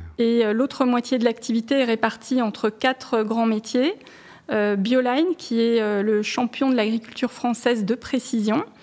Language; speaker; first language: French; early bilingual, other home language; Arabic